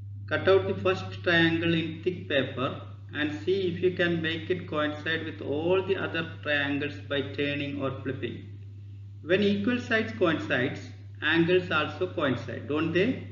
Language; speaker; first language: English; non-native, local second language; Malayalam